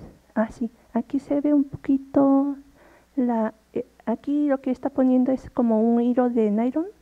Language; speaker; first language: Spanish; non-native, fluent; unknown